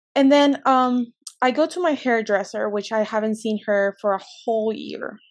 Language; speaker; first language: English; early bilingual, other home language; Spanish